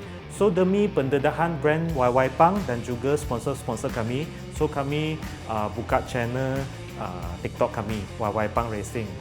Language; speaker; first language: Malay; non-native, local second language; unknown